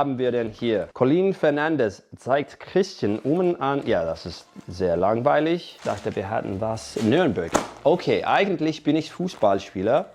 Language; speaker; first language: German; non-native, fluent; English